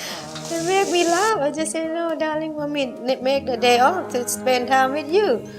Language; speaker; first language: English; non-native, learner; Thai